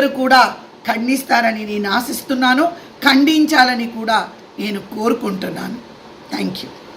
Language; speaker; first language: Telugu; native; Telugu